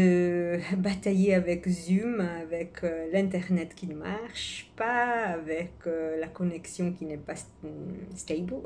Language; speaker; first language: French; non-native, fluent; Italian